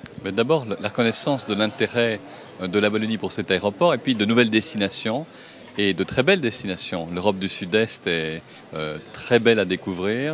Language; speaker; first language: French; native; French